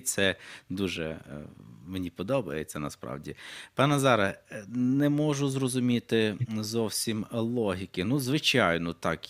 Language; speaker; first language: Ukrainian; native; Ukrainian